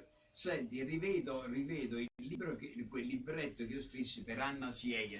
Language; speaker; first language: Italian; native; Italian